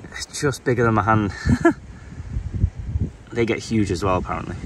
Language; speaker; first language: English; native; English